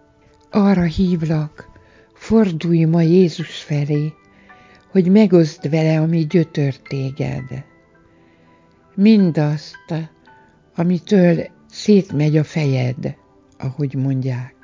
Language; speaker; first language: Hungarian; native; Hungarian